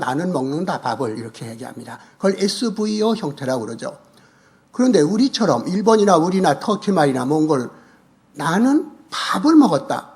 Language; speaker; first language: Korean; native; Korean